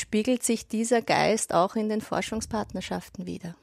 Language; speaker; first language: German; native; German